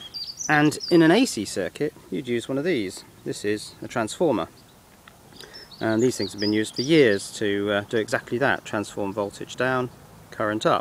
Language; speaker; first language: English; native; English